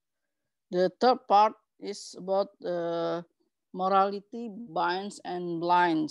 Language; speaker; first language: English; non-native, learner; Indonesian